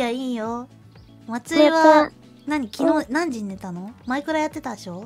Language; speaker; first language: Japanese; native; Japanese